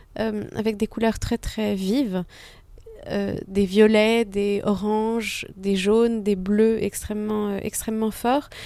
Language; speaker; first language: French; native; French